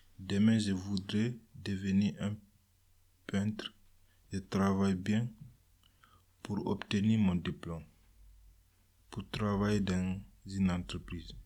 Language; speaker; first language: French; non-native, learner; Fula